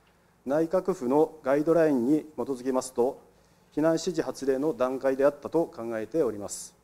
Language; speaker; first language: Japanese; native; Japanese